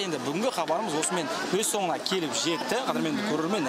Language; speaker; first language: Kazakh; native; Kazakh